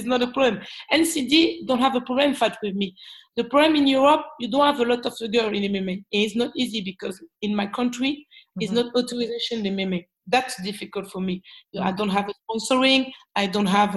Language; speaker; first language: English; non-native, learner; French